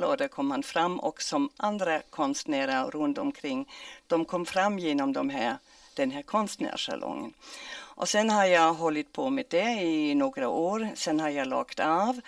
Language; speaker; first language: Swedish; non-native, fluent; German